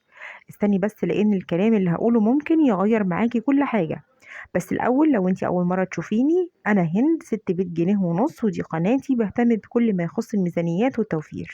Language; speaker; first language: Arabic; native; Arabic